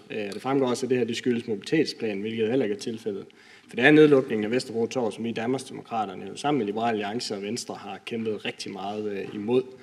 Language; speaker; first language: Danish; native; Danish